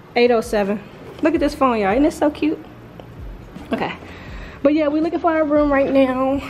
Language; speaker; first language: English; native; English